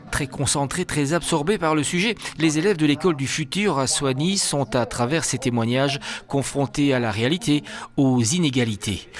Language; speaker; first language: French; native; French